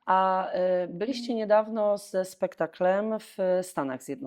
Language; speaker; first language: Polish; native; Polish